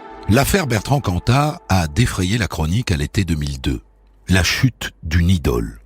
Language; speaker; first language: French; native; French